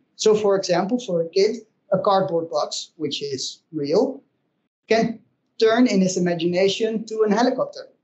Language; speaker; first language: English; non-native, fluent; Dutch